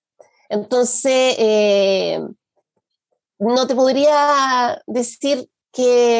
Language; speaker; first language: Spanish; native; Spanish